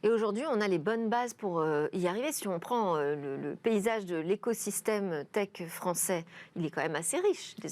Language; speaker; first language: French; native; French